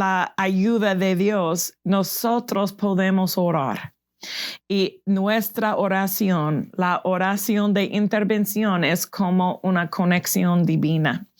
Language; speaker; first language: Spanish; non-native, fluent; English